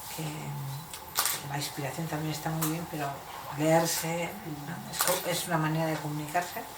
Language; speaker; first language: Spanish; non-native, local second language; Basque